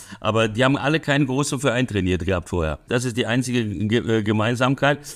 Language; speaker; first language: German; early bilingual, other home language; Hungarian